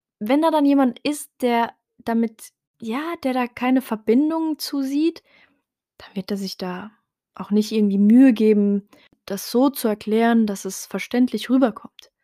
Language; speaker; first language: German; early bilingual, other home language; Riffian